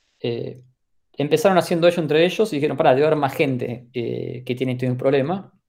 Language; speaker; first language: Spanish; native; Spanish